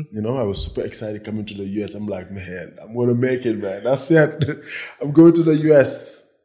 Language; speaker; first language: English; non-native, fluent; Wolof